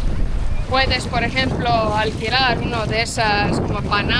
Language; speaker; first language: Spanish; non-native, fluent; Estonian